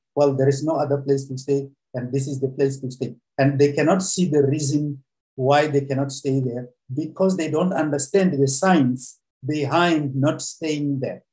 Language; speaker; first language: English; non-native, local second language; Venda